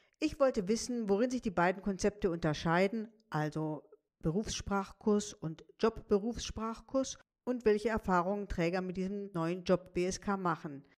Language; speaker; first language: German; native; German